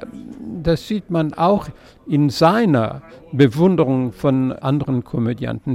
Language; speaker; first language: German; non-native, fluent; French